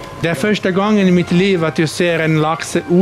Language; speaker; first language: Swedish; non-native, learner; Italian